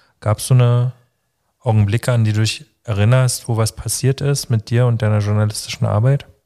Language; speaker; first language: German; native; German